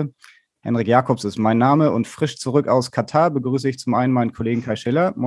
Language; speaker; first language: German; native; German